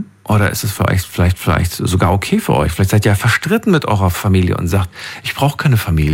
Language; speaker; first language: German; native; German